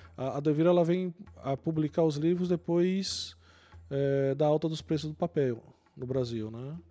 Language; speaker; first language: Portuguese; native; Portuguese